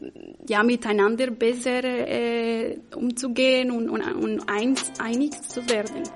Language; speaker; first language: German; non-native, fluent; Spanish